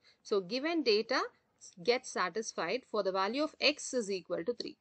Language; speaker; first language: English; non-native, local second language; Tamil